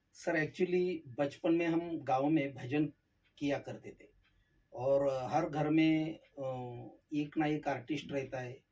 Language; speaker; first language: Hindi; non-native, local second language; Marathi